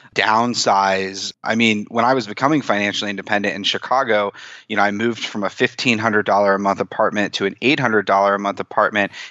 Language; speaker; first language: English; native; English